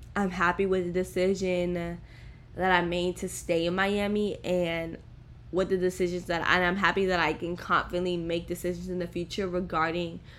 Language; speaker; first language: English; native; English